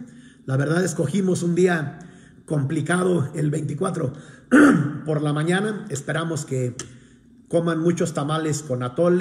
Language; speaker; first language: Spanish; native; Spanish